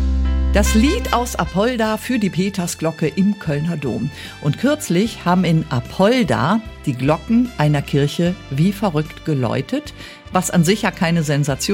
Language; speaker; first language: German; native; German